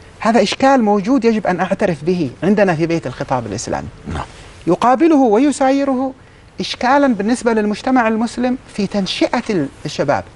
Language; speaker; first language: Arabic; native; Arabic